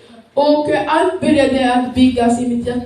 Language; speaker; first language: Swedish; early bilingual, other home language; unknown